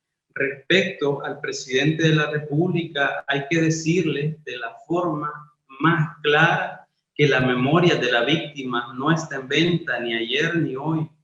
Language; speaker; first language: Spanish; native; Spanish